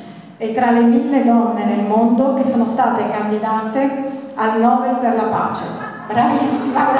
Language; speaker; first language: Italian; native; Italian